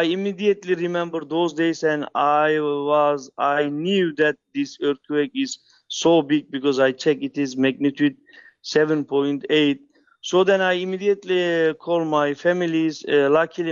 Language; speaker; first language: English; non-native, fluent; Turkish